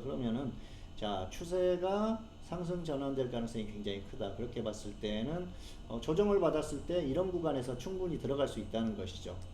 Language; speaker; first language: Korean; native; Korean